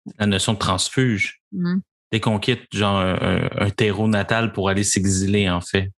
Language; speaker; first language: French; native; French